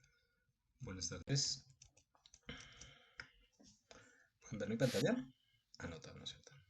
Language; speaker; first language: Spanish; native; Spanish